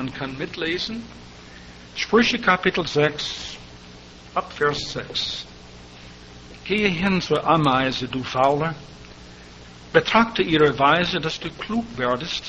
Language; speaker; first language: German; native; German